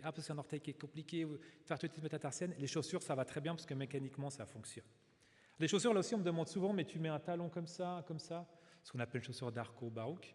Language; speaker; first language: French; native; French